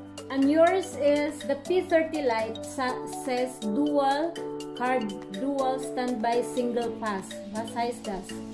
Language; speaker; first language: English; non-native, local second language; Filipino